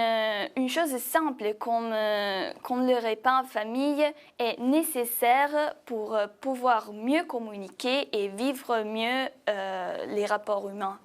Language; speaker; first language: French; non-native, fluent; Italian